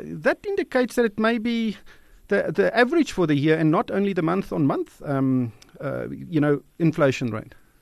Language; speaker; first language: English; non-native, local second language; Afrikaans